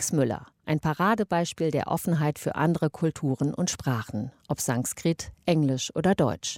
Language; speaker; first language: German; native; German